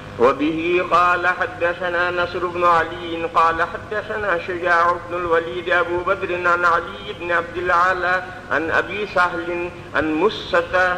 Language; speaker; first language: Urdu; non-native, local second language; Gujarati